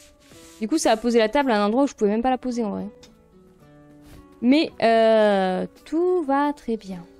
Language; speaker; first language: French; native; French